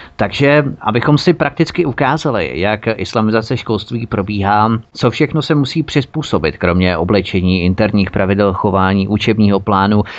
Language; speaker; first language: Czech; native; Czech